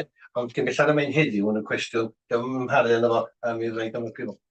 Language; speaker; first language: Welsh; native; Welsh